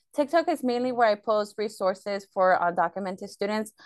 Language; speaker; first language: English; early bilingual, other home language; Spanish